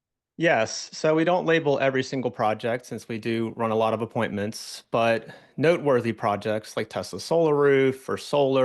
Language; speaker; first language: English; native; English